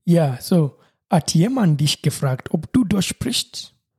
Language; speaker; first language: German; non-native, learner; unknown